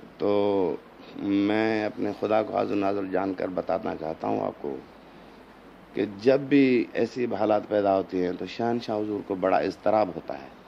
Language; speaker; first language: Urdu; non-native, local second language; Sindhi